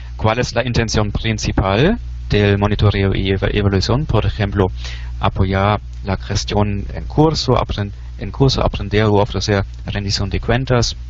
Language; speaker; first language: Spanish; non-native, fluent; German